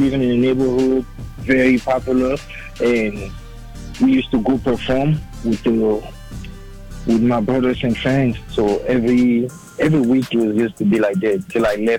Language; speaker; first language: English; non-native, local second language; French